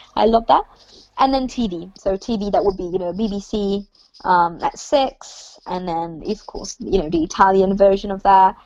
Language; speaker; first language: English; non-native, fluent; Italian